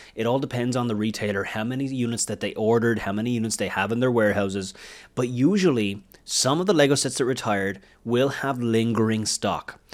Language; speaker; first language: English; native; English